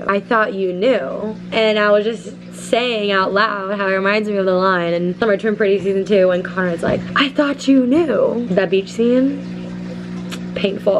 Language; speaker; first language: English; native; English